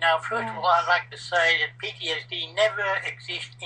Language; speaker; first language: English; non-native, fluent; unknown